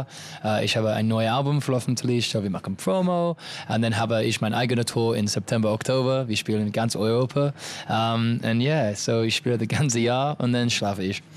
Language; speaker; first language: German; non-native, learner; English